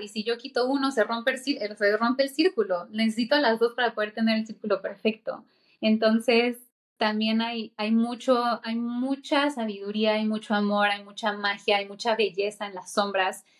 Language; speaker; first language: Spanish; native; Spanish